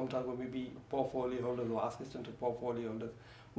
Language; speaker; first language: English; native; English